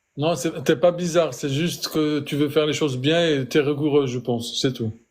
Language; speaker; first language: French; native; French